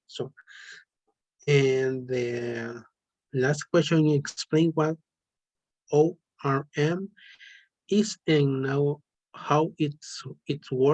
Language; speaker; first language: English; non-native, learner; Spanish